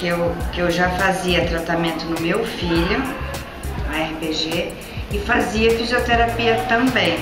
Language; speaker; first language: Portuguese; native; Portuguese